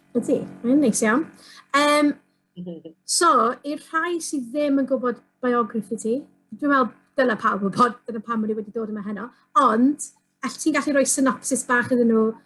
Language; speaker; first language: Welsh; non-native, local second language; English